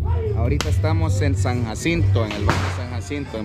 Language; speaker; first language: Spanish; native; Spanish